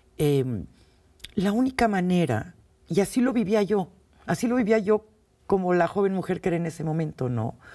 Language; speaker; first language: Spanish; native; Spanish